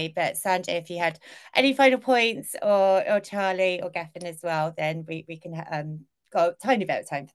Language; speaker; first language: English; native; English